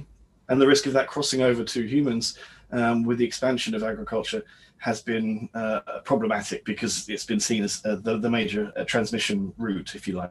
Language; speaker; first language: English; native; English